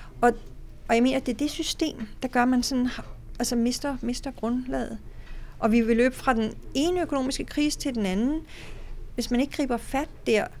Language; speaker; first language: Danish; native; Danish